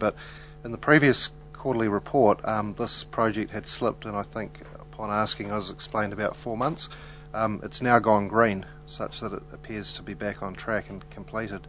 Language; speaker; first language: English; native; English